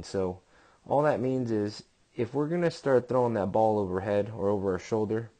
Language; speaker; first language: English; native; English